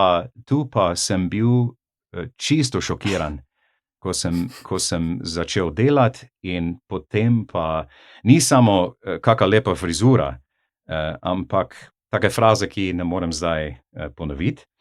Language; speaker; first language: Slovenian; non-native, fluent; English